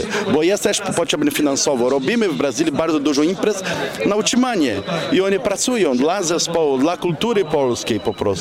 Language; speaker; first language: Polish; non-native, fluent; Portuguese